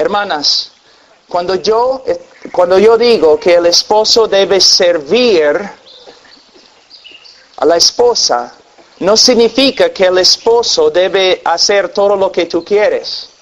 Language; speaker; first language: Spanish; non-native, fluent; English